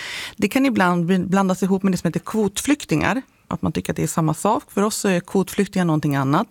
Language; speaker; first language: Swedish; native; Swedish